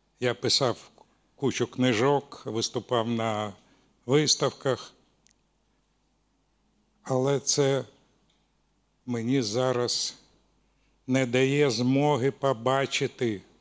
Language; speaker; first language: Ukrainian; non-native, local second language; Russian